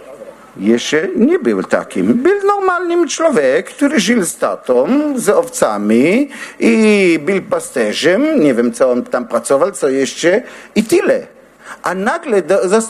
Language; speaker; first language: Polish; non-native, learner; Hebrew